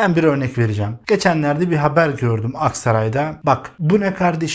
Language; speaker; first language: Turkish; native; Turkish